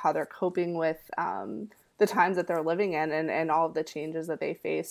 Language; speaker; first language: English; early bilingual, other home language; Spanish